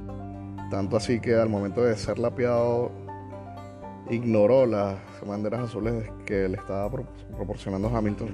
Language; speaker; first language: Spanish; native; Spanish